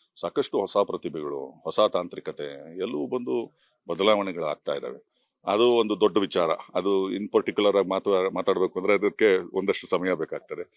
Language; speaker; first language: Kannada; native; Kannada